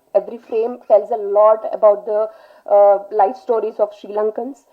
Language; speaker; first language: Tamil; non-native, learner; Telugu